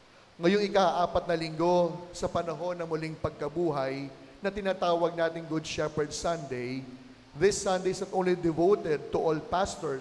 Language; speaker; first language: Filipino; native; Filipino